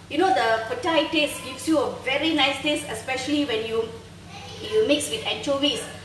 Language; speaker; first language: English; non-native, local second language; Tamil